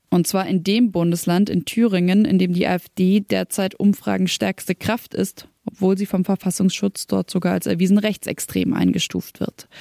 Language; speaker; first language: German; native; German